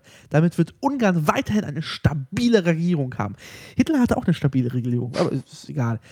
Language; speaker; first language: German; native; German